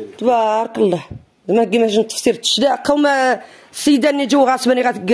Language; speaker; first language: Arabic; non-native, local second language; Riffian